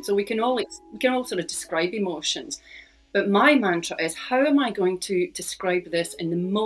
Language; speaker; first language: English; native; English